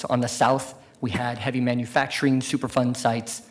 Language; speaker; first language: English; native; English